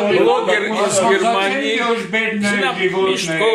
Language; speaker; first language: Russian; non-native, local second language; Armenian